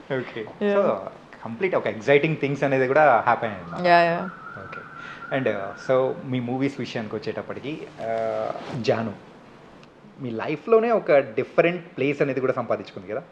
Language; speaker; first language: Telugu; native; Telugu